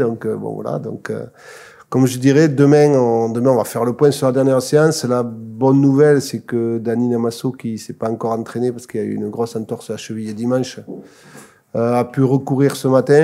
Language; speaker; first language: French; native; French